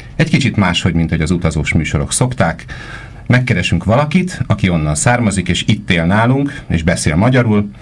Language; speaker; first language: Hungarian; native; Hungarian